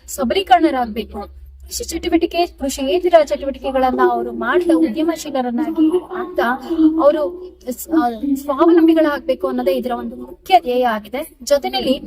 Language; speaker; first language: Kannada; native; Kannada